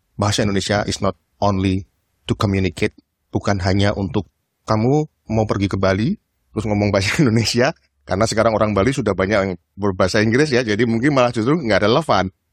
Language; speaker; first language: Indonesian; native; Indonesian